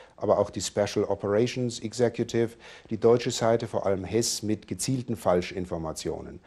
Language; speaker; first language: German; native; German